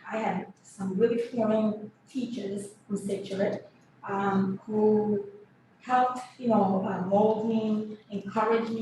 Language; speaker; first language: English; early bilingual, other home language; Kabuverdianu